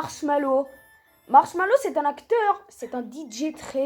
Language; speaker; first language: French; native; French